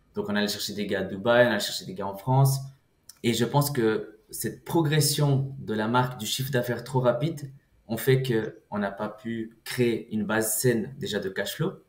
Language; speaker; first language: French; early bilingual, other home language; Portuguese